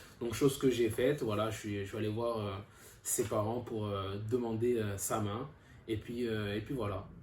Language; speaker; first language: French; early bilingual, other home language; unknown